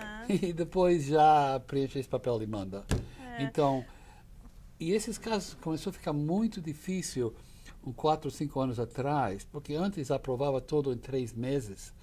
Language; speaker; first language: Portuguese; non-native, fluent; English